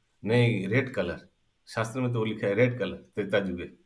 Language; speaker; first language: Hindi; non-native, local second language; Bangla